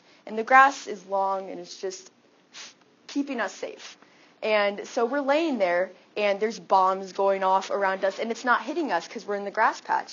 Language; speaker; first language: English; native; English